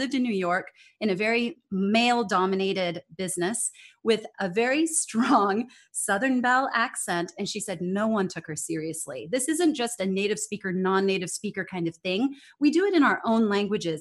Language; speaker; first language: English; native; English